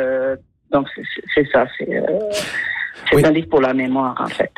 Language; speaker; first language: French; non-native, fluent; Spanish